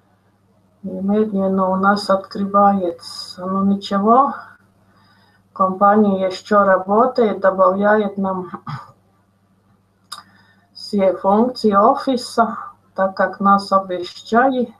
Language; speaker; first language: Russian; non-native, local second language; Latvian